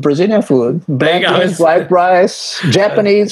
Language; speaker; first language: English; non-native, fluent; Portuguese